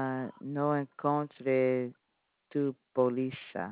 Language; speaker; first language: Spanish; non-native, learner; English